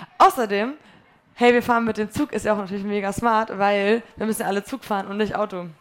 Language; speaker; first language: German; early bilingual, other home language; Polish